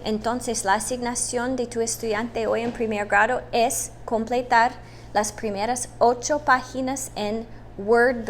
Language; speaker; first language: Spanish; non-native, fluent; English